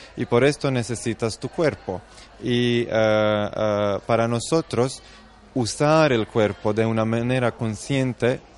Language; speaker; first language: Spanish; non-native, fluent; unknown